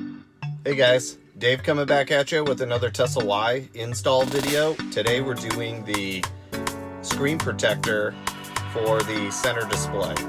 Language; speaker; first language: English; native; English